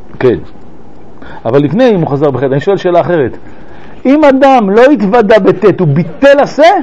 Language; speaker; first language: Hebrew; early bilingual, other home language; French